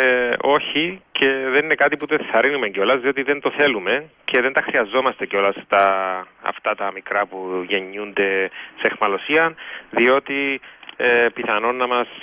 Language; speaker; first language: Greek; native; Greek